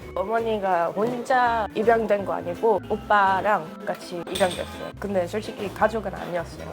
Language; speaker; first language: Korean; non-native, fluent; Dutch